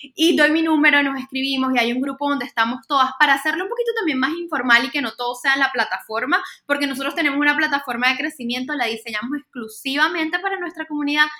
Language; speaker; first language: Spanish; native; Spanish